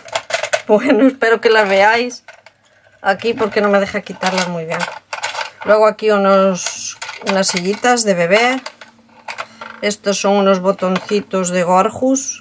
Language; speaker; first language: Spanish; native; Spanish